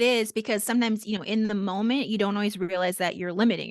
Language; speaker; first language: English; native; English